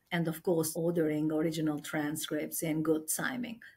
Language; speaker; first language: English; non-native, fluent; Albanian